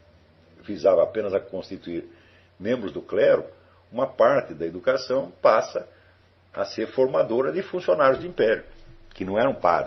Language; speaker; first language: Portuguese; native; Portuguese